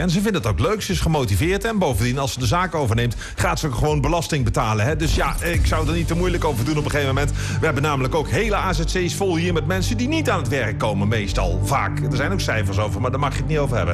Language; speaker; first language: Dutch; native; Dutch